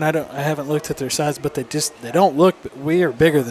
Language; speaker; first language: English; native; English